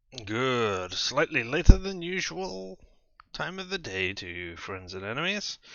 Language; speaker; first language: English; native; English